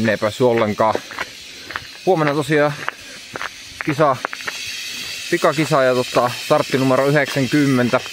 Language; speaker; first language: Finnish; native; Finnish